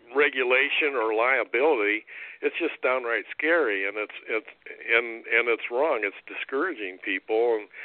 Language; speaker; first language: English; native; English